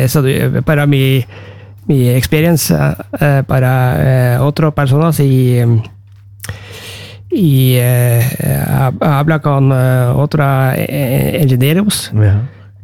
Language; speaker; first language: Spanish; non-native, learner; Norwegian